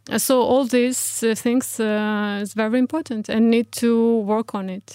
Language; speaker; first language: English; non-native, fluent; Ukrainian